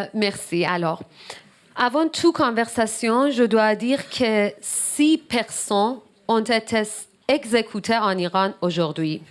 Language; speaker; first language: French; non-native, learner; Persian